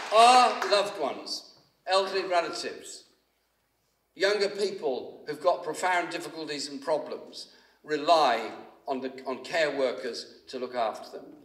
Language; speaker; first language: English; native; English